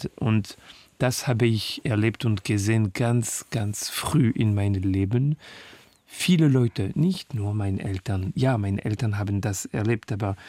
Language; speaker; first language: German; non-native, fluent; French